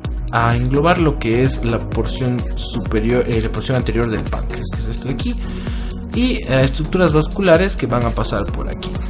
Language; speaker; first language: Spanish; native; Spanish